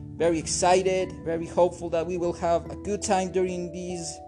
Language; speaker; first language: English; non-native, fluent; Spanish